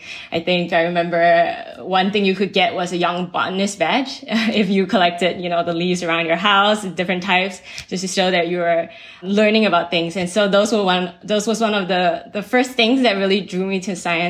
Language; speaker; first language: English; native; English